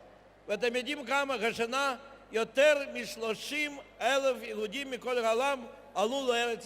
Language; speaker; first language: Hebrew; non-native, fluent; Russian